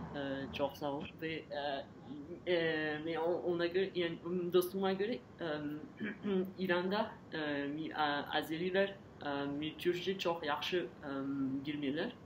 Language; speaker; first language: Azerbaijani; non-native, learner; French